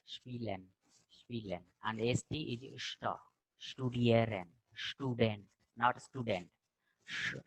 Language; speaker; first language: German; non-native, fluent; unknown